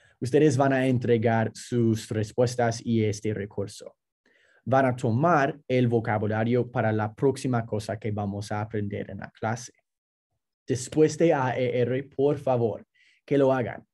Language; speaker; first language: Spanish; non-native, fluent; English